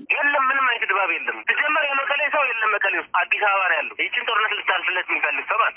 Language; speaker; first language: Amharic; non-native, local second language; Tigrinya